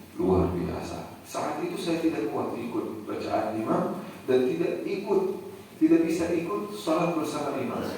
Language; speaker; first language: Indonesian; non-native, fluent; Arabic